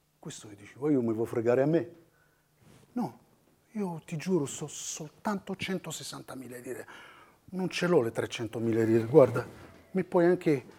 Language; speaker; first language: Italian; non-native, fluent; Arabic